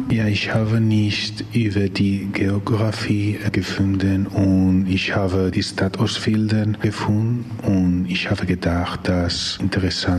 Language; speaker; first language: German; non-native, learner; Spanish